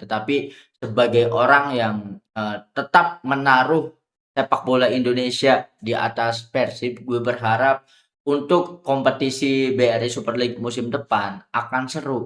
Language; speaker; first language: Indonesian; native; Indonesian